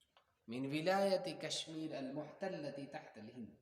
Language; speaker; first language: Arabic; non-native, fluent; Urdu